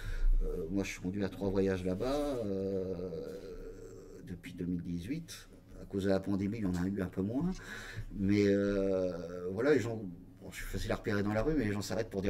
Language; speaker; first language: French; native; French